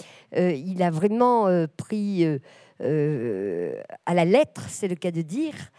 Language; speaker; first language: French; native; French